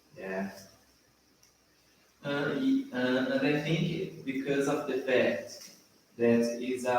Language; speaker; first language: English; non-native, learner; Portuguese